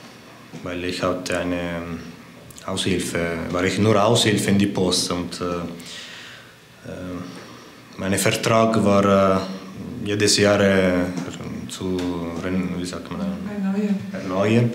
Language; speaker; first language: German; non-native, fluent; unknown